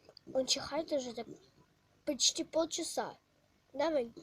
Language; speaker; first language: Russian; native; Russian